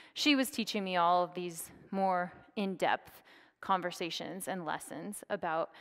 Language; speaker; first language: English; native; English